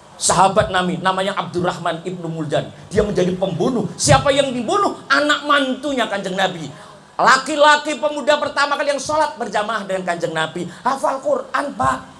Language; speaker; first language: Indonesian; native; Indonesian